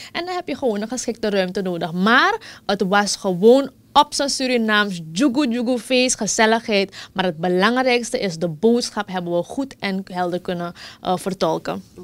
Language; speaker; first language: Dutch; native; Dutch